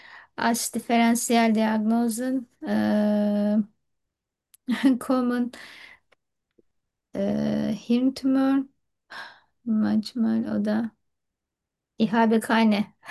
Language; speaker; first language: German; non-native, learner; Turkish